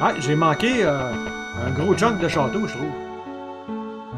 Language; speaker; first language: French; native; French